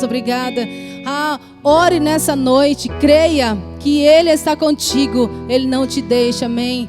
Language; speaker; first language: Portuguese; native; Portuguese